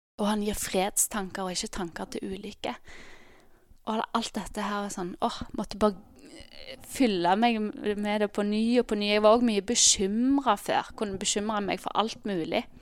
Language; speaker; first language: Norwegian; native; Norwegian